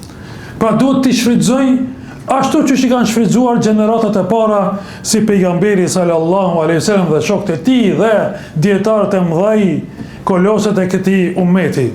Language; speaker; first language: Albanian; native; Albanian